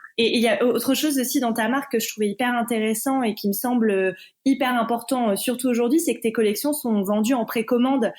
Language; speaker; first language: French; native; French